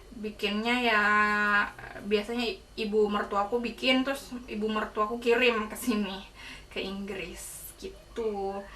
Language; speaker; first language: Indonesian; native; Indonesian